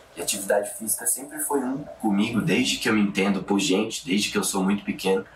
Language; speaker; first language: Portuguese; native; Portuguese